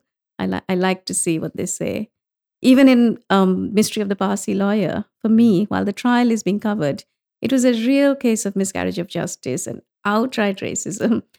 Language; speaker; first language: English; non-native, local second language; Bangla